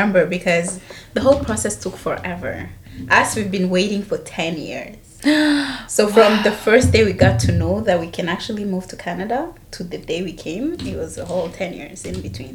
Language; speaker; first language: English; non-native, local second language; Kinyarwanda